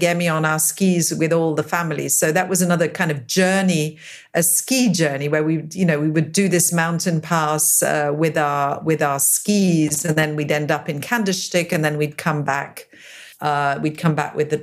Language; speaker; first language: English; native; English